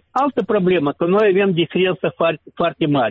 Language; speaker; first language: Romanian; non-native, local second language; Russian